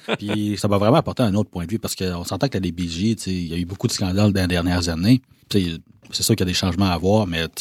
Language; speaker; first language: French; native; French